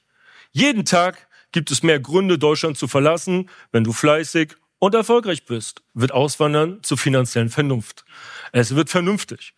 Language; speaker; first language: German; native; German